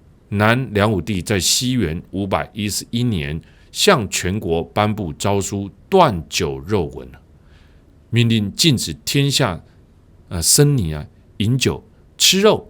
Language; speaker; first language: Chinese; native; Chinese